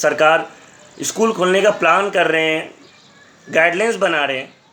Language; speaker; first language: Hindi; native; Hindi